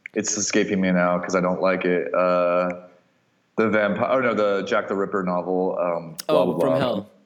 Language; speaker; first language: English; native; English